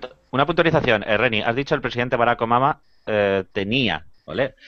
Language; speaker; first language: Spanish; native; Spanish